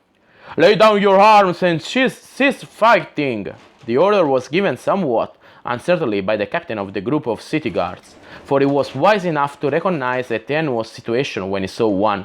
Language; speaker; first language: English; non-native, fluent; Italian